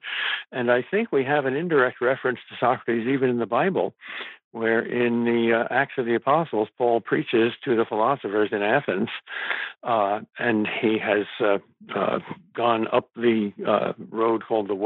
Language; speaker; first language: English; native; English